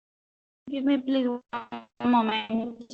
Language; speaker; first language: English; non-native, learner; Spanish